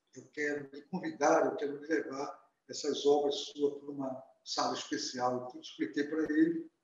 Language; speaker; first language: Portuguese; native; Portuguese